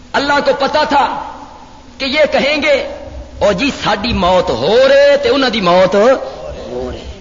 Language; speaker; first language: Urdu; non-native, local second language; Punjabi